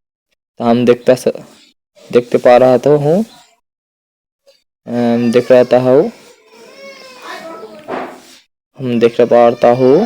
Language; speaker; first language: Hindi; non-native, learner; Bangla